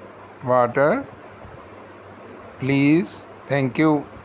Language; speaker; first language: English; non-native, local second language; Hindi